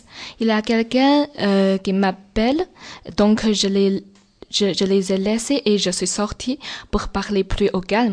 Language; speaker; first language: French; non-native, learner; Chinese